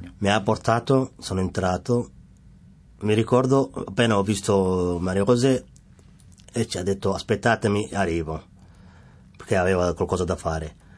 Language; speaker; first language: Italian; non-native, fluent; Somali